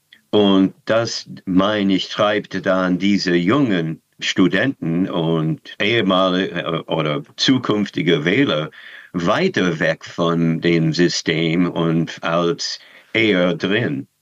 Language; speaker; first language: German; non-native, fluent; English